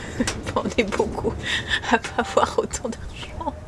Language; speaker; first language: French; native; French